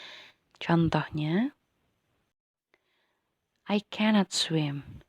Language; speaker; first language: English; non-native, fluent; Indonesian